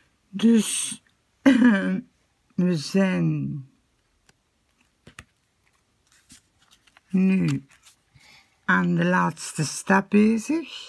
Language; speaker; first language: Dutch; native; Dutch